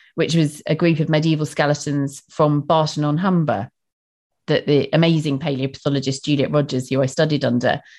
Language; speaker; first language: English; native; English